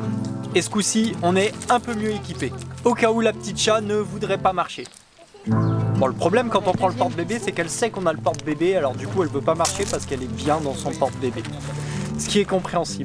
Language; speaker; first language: French; native; French